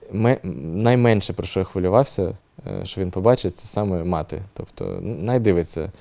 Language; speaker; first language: Ukrainian; native; Ukrainian